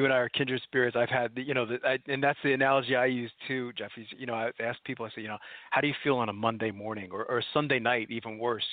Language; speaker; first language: English; native; English